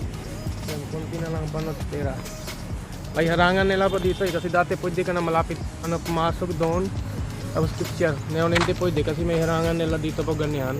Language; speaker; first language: Filipino; non-native, learner; Punjabi